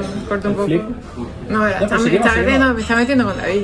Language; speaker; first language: Spanish; native; Spanish